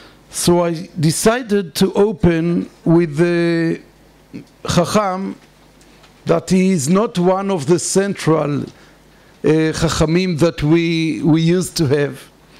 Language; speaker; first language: English; non-native, fluent; Hebrew